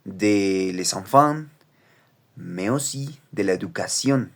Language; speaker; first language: French; non-native, learner; Spanish